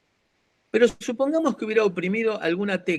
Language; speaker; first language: Spanish; native; Spanish